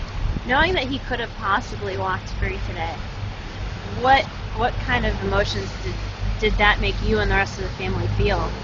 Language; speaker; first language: English; native; English